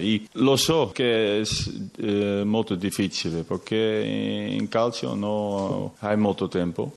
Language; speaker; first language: Italian; non-native, learner; Dutch